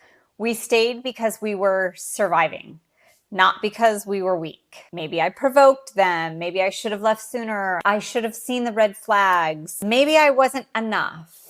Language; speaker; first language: English; native; English